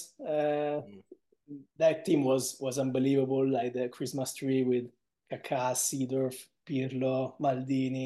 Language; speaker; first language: English; non-native, fluent; Italian